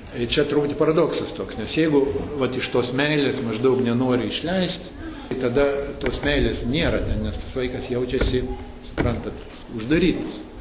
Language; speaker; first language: Lithuanian; early bilingual, heritage; Lithuanian